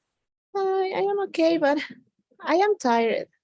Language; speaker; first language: English; non-native, learner; Spanish